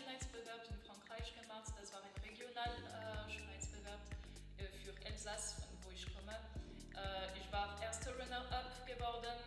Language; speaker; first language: German; non-native, learner; French